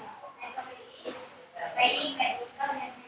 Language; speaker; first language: English; non-native, learner; Indonesian